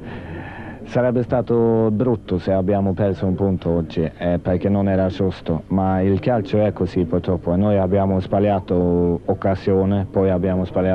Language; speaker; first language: Italian; non-native, fluent; Swedish